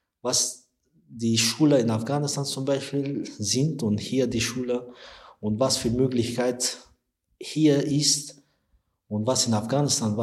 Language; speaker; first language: German; non-native, learner; Persian